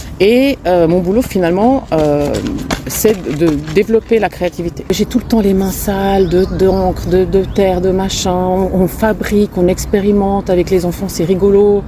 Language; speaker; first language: French; non-native, local second language; Romanian